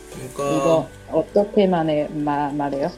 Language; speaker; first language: Korean; non-native, learner; Chinese